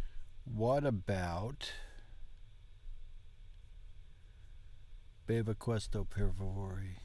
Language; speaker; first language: Italian; non-native, learner; English